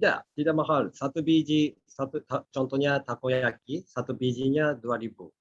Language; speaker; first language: Indonesian; non-native, learner; Japanese